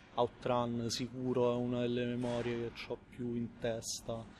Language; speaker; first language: Italian; native; Italian